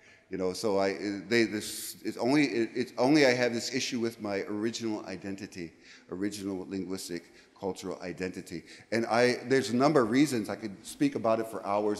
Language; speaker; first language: English; native; English